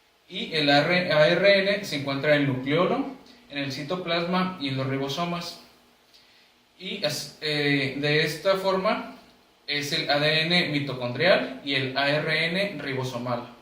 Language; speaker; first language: Spanish; native; Spanish